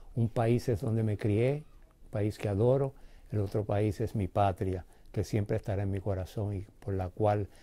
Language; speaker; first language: Spanish; early bilingual, heritage; Spanish